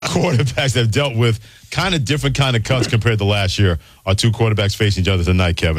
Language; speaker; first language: English; native; English